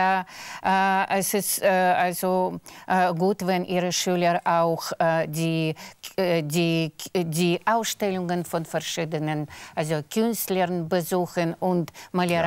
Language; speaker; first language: German; non-native, fluent; Russian